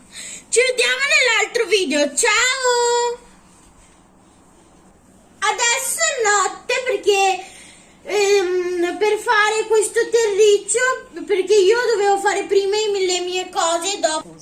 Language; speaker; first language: Italian; early bilingual, other home language; Urdu